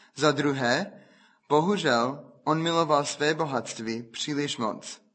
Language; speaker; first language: Czech; non-native, fluent; English